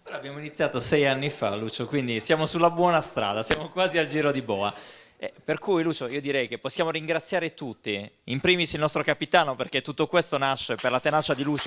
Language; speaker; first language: Italian; native; Italian